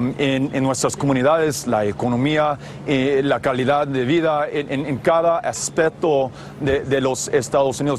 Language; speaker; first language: Spanish; non-native, fluent; English